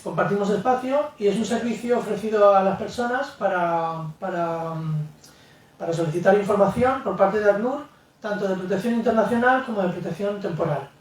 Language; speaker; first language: Spanish; native; Spanish